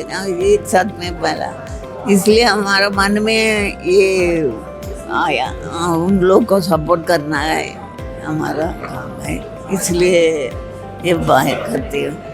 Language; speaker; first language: Hindi; non-native, local second language; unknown